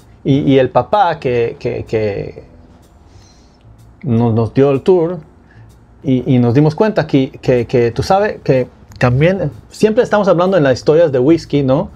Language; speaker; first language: Spanish; non-native, fluent; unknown